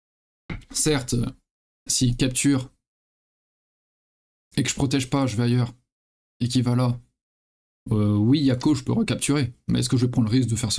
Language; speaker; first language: French; native; French